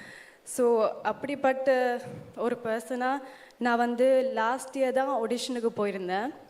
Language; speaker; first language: Tamil; early bilingual, heritage; Tamil